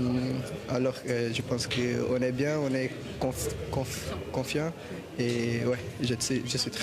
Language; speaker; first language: French; non-native, fluent; Portuguese